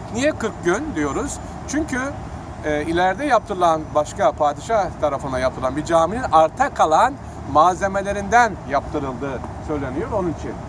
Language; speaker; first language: Turkish; native; Turkish